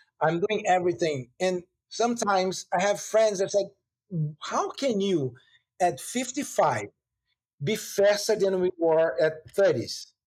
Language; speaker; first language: English; non-native, fluent; Portuguese